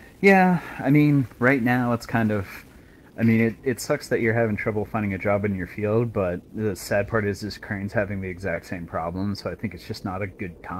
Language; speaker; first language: English; native; English